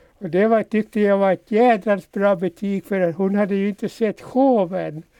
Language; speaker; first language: Swedish; native; Swedish